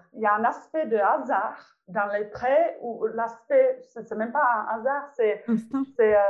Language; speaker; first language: French; non-native, fluent; Czech